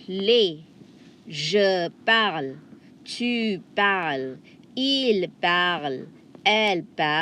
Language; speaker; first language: French; non-native, fluent; Malay